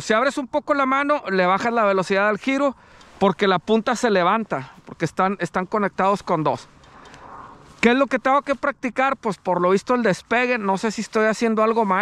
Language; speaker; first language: Spanish; native; Spanish